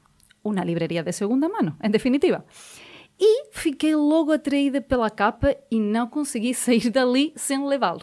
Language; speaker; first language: Portuguese; native; Portuguese